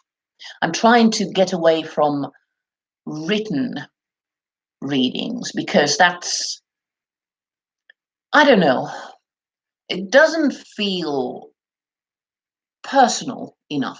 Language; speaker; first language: English; non-native, fluent; Finnish